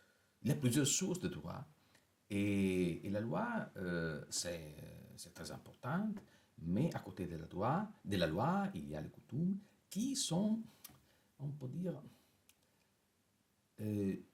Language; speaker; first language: French; non-native, fluent; Italian